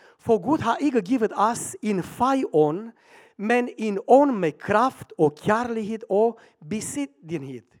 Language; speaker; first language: Swedish; non-native, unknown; Romanian